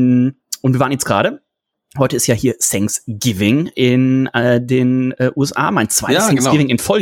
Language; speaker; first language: German; native; German